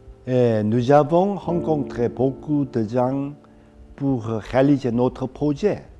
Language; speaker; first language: French; non-native, fluent; Korean